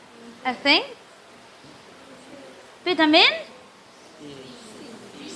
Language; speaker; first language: English; non-native, learner; Indonesian